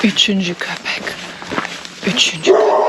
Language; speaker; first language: Turkish; non-native, learner; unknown